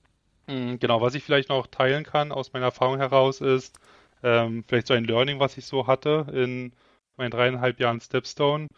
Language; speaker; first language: German; native; German